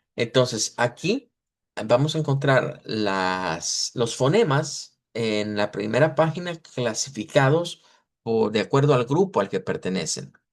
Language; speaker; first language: Spanish; native; Spanish